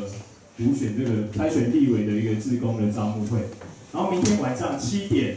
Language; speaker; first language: Chinese; native; Chinese